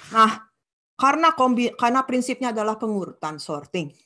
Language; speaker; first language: Indonesian; non-native, local second language; Sundanese